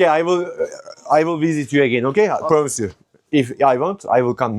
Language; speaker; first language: English; non-native, learner; Turkish